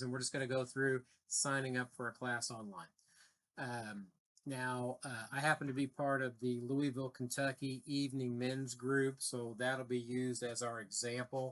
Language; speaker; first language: English; native; English